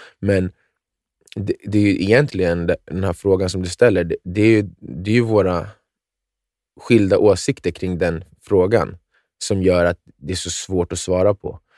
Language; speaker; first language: Swedish; native; Swedish